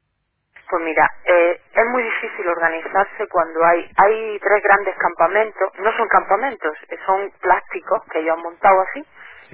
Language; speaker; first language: Spanish; native; Spanish